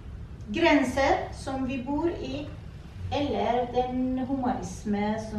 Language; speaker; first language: Norwegian; non-native, fluent; Persian